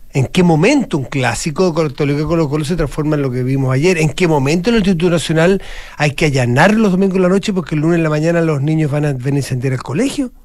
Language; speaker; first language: Spanish; native; Spanish